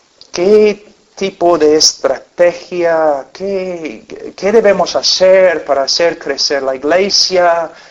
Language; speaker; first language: Spanish; non-native, fluent; English